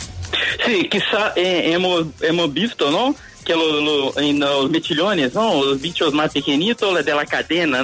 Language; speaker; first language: Spanish; non-native, learner; Portuguese